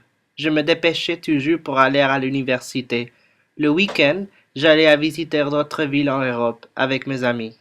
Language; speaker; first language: French; non-native, learner; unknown